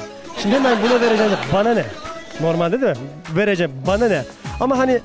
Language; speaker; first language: Turkish; native; Turkish